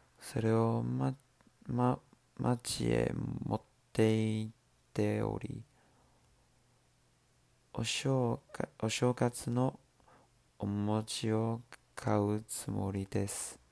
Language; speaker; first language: Japanese; non-native, learner; Chinese